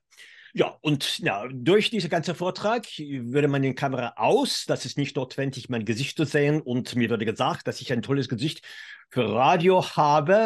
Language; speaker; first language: German; non-native, fluent; English